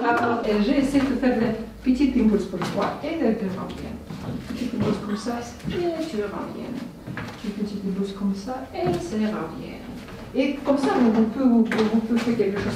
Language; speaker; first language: French; non-native, learner; Russian